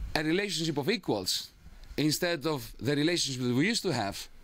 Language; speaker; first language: English; non-native, fluent; Greek